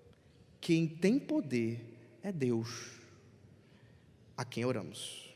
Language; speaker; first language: Portuguese; native; Portuguese